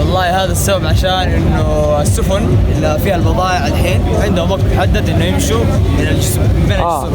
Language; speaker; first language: Arabic; native; Arabic